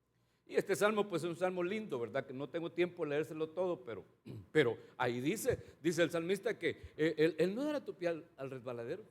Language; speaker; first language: Spanish; native; Spanish